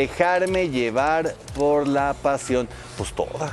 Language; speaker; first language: Spanish; native; Spanish